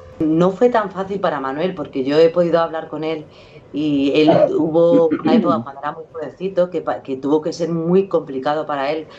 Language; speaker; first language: Spanish; native; Spanish